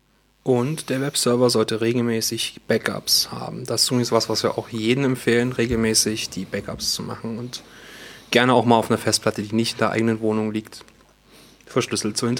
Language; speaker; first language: German; native; German